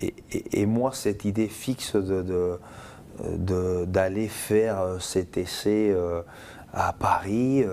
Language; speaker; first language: French; non-native, fluent; Spanish